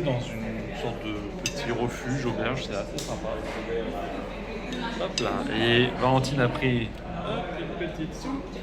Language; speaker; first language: French; native; French